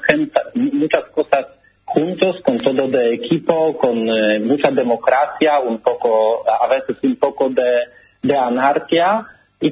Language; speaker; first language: Spanish; non-native, learner; Polish